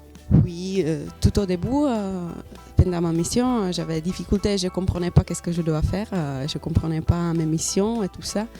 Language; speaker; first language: French; non-native, learner; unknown